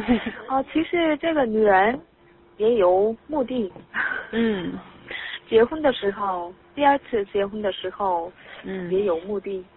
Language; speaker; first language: Chinese; non-native, learner; Korean